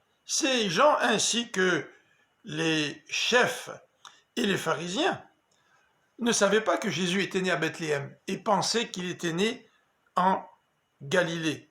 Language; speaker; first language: French; native; French